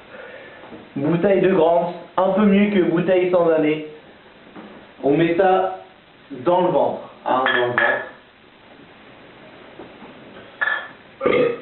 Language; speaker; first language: French; native; French